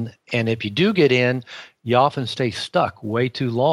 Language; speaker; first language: English; native; English